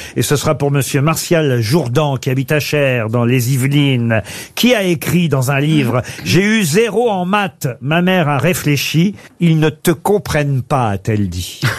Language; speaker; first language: French; native; French